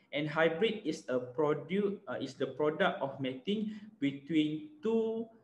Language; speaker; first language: English; non-native, local second language; Malay